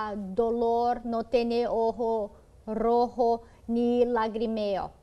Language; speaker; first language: Spanish; non-native, learner; Portuguese